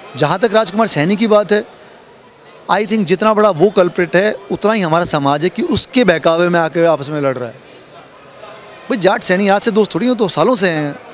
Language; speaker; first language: Hindi; native; Hindi